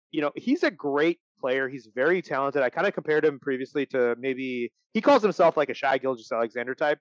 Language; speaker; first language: English; native; English